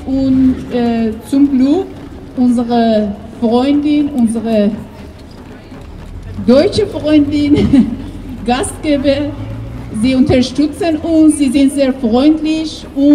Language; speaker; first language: German; non-native, learner; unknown